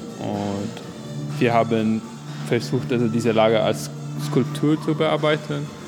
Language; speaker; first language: German; non-native, fluent; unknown